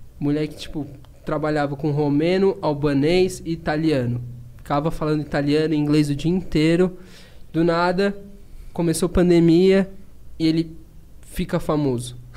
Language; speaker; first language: Portuguese; native; Portuguese